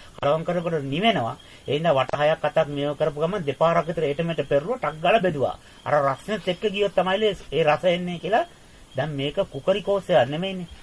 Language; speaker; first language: Sinhala; non-native, fluent; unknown